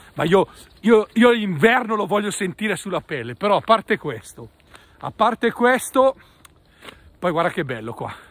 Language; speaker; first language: Italian; native; Italian